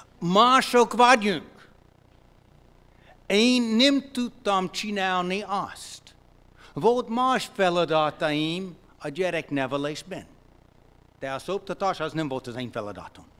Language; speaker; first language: Hungarian; non-native, fluent; English